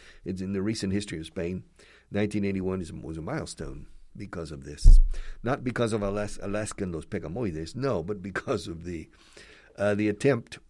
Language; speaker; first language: English; native; English